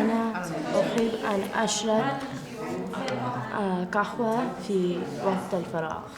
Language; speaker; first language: Arabic; non-native, learner; English